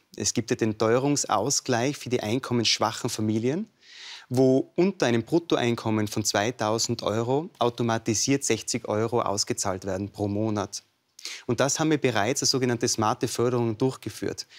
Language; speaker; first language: German; native; German